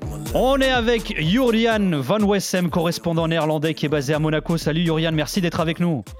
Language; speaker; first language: French; native; French